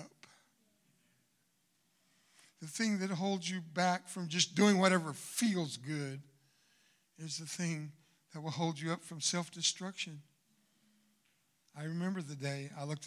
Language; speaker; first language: English; early bilingual, other home language; Spanish